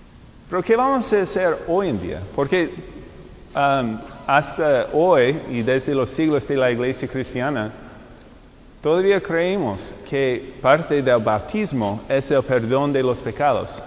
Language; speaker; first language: Spanish; non-native, fluent; English